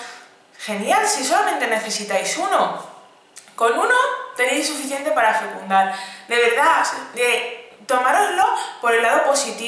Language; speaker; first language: Spanish; native; Spanish